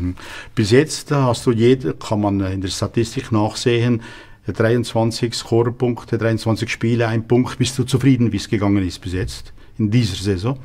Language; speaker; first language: German; native; German